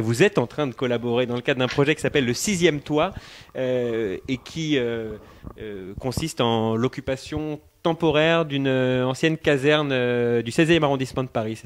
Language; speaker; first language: French; native; French